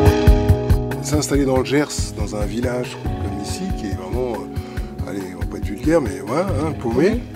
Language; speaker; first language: French; native; French